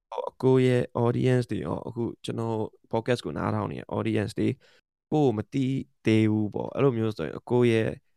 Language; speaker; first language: Burmese; non-native, local second language; Kachin